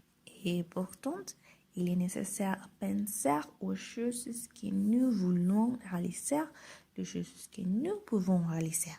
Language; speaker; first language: French; non-native, learner; Spanish